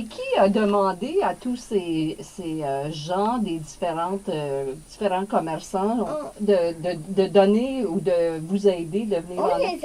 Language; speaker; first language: French; native; French